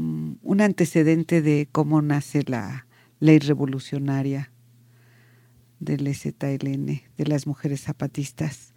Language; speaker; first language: Spanish; native; Spanish